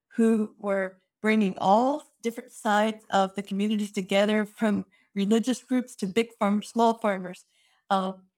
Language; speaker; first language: English; native; English